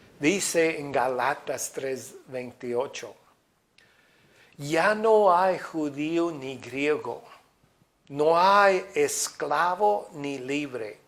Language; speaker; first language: Spanish; non-native, fluent; English